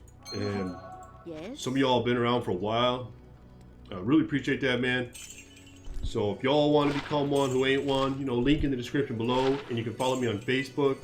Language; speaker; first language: English; native; English